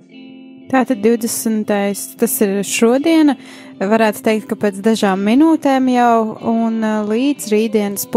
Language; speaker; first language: Latvian; native; Latvian